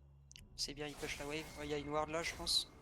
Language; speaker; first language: French; native; French